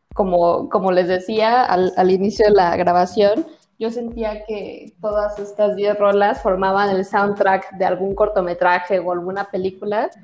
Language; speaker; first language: Spanish; native; Spanish